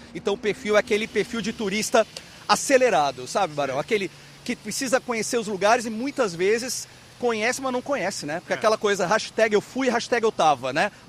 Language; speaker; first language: Portuguese; native; Portuguese